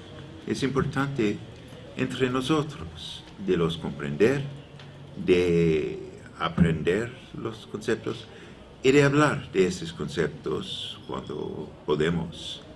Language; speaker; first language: Spanish; non-native, learner; English